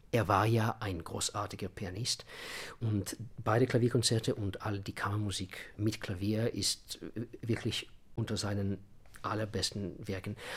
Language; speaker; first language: German; non-native, fluent; Russian